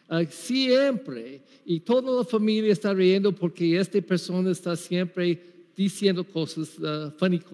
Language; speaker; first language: Spanish; non-native, learner; English